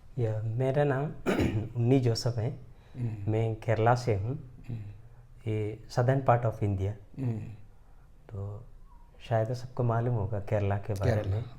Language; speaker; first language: Hindi; non-native, local second language; Malayalam